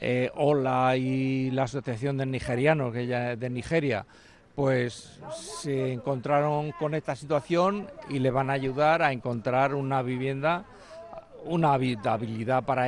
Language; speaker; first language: Spanish; native; Spanish